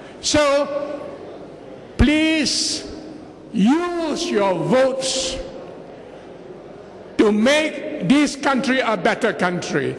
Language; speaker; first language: English; non-native, local second language; Malay